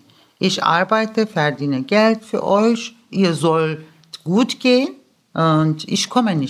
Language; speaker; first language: German; early bilingual, other home language; Turkish